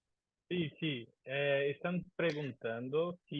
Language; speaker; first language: Spanish; non-native, learner; Portuguese